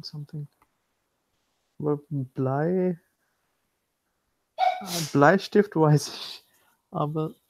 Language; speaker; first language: German; non-native, learner; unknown